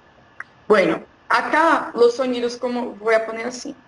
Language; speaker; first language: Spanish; non-native, fluent; Portuguese